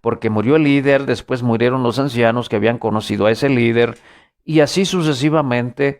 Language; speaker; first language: Spanish; native; Spanish